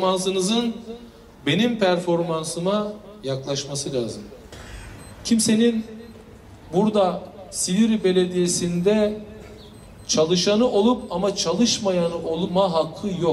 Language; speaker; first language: Turkish; native; Turkish